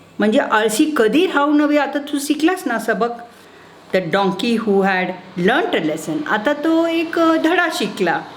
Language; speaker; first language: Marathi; non-native, local second language; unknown